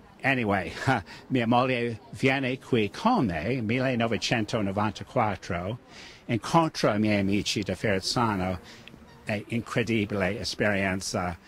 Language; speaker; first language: Italian; early bilingual, heritage; English